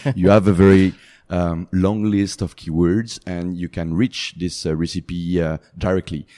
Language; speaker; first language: English; non-native, fluent; French